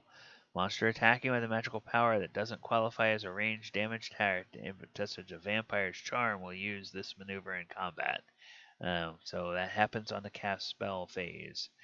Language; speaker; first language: English; native; English